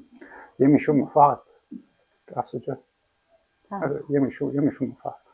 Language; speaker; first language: Albanian; non-native, learner; English